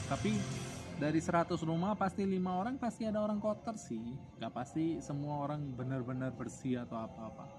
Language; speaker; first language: Indonesian; non-native, fluent; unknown